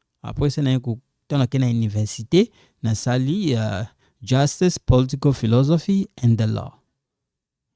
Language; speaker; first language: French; non-native, local second language; Lingala